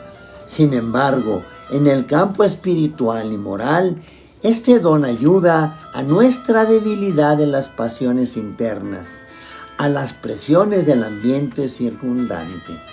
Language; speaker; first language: Spanish; native; Spanish